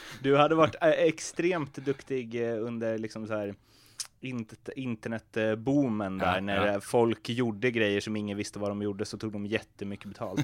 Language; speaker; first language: Swedish; native; Swedish